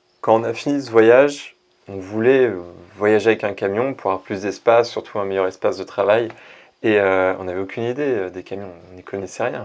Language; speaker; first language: French; native; French